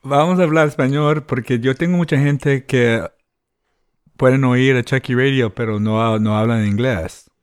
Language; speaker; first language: Spanish; early bilingual, heritage; Spanish